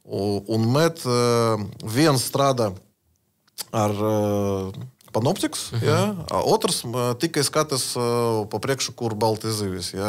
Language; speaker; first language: Latvian; non-native, learner; Russian